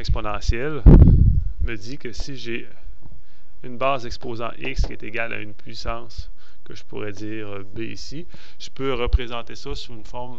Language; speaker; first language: French; native; French